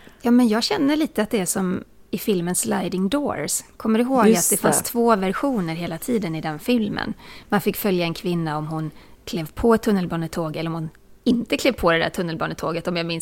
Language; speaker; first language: Swedish; native; Swedish